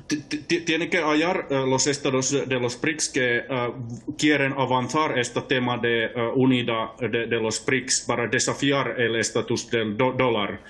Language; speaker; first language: Spanish; non-native, fluent; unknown